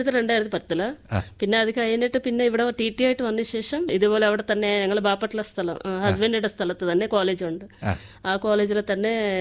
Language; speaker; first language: Malayalam; non-native, local second language; Telugu